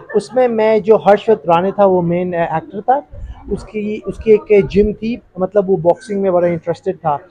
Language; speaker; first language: Hindi; early bilingual, heritage; Urdu